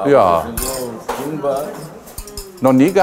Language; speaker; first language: German; native; German